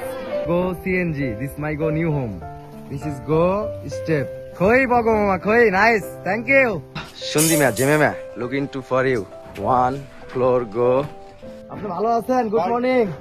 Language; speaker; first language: English; non-native, learner; Bangla